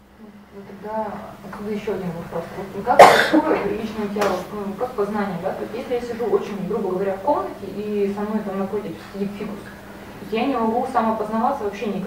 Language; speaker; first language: Russian; native; Russian